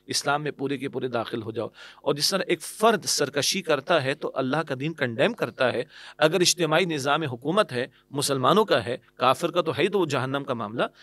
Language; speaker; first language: Urdu; native; Urdu